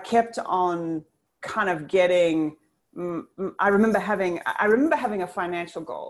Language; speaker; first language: English; native; English